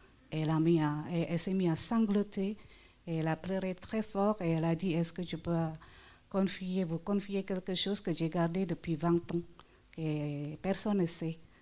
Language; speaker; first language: French; non-native, fluent; Indonesian